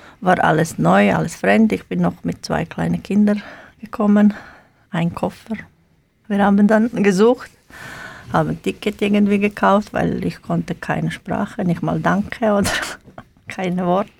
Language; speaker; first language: German; non-native, learner; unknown